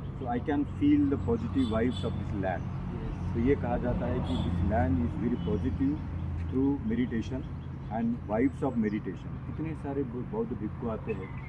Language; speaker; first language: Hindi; non-native, local second language; Marathi